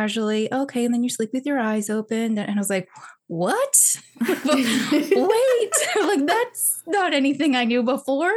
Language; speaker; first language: English; early bilingual, other home language; Chinese